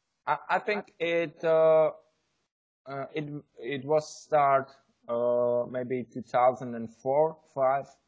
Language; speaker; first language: English; non-native, learner; Czech